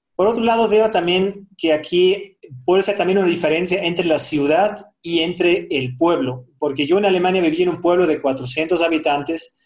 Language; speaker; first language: Spanish; non-native, fluent; German